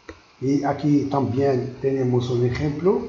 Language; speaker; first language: Spanish; non-native, learner; Arabic